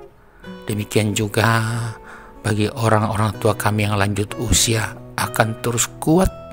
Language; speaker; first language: Indonesian; native; Indonesian